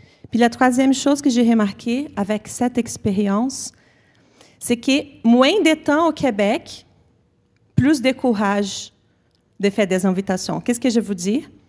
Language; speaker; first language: French; non-native, fluent; Portuguese